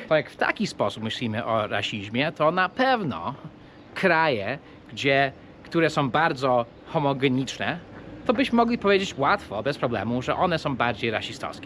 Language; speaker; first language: Polish; early bilingual, heritage; English